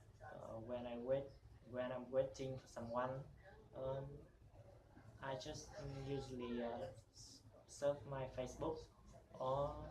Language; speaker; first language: English; non-native, learner; Vietnamese